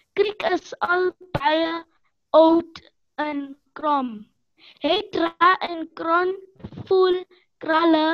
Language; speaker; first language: Afrikaans; non-native, local second language; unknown